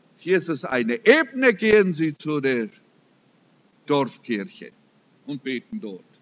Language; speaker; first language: German; early bilingual, heritage; German